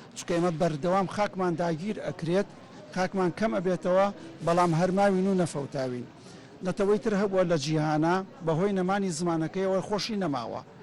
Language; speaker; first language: Central Kurdish; native; Central Kurdish